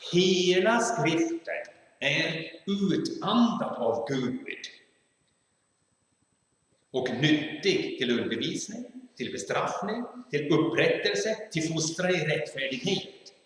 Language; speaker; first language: Swedish; non-native, fluent; German